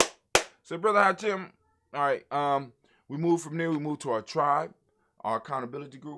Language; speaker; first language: English; native; English